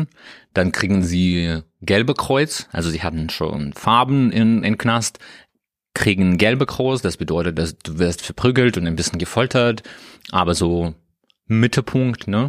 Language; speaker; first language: German; non-native, learner; Russian